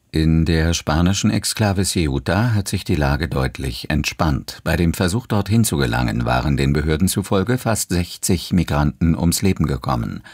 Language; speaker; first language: German; native; German